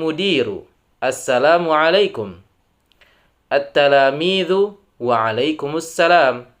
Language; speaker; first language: Arabic; non-native, fluent; Indonesian